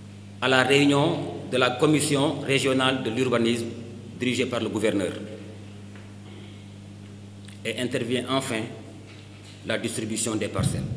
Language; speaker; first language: French; non-native, local second language; Wolof